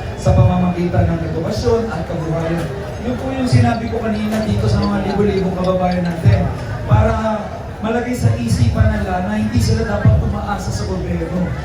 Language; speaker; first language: Filipino; native; Filipino